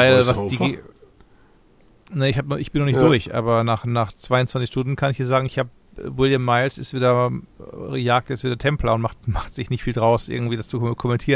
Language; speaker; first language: German; native; German